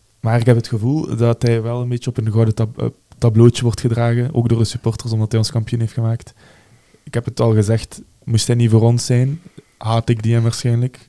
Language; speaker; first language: Dutch; native; Dutch